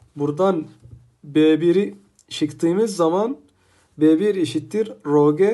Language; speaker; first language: Turkish; non-native, fluent; Arabic